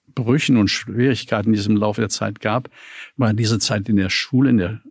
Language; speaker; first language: German; native; German